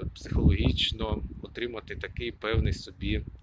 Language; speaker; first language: Ukrainian; non-native, local second language; Russian